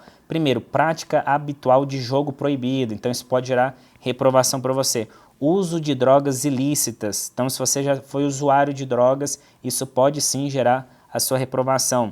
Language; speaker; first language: Portuguese; native; Portuguese